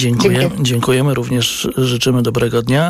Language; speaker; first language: Polish; native; Polish